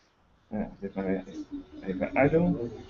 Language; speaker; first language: Dutch; native; Dutch